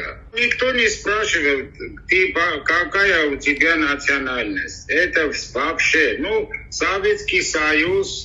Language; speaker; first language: Russian; non-native, local second language; Armenian